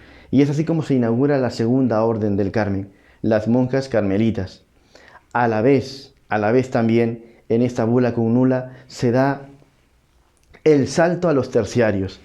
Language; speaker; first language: Spanish; native; Spanish